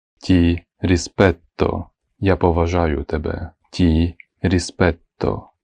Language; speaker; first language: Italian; non-native, fluent; Ukrainian